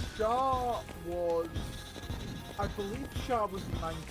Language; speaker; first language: English; native; English